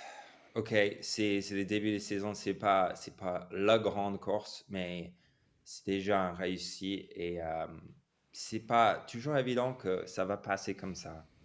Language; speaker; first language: French; non-native, fluent; English